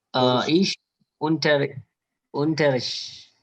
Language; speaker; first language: German; non-native, learner; Malayalam